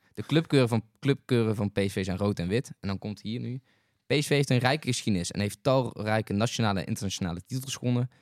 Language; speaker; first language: Dutch; native; Dutch